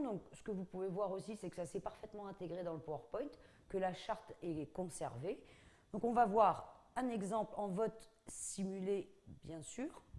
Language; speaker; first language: French; native; French